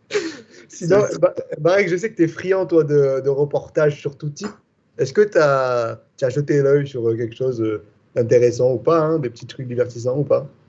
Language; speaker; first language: French; native; French